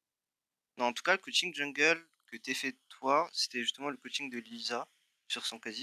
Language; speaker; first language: French; native; French